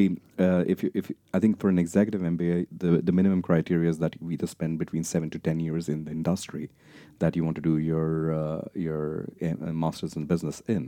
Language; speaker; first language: English; non-native, local second language; Punjabi